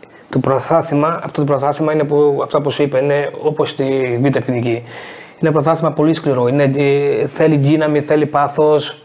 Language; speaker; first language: Greek; non-native, fluent; Portuguese